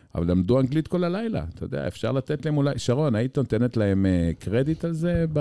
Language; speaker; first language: Hebrew; native; Hebrew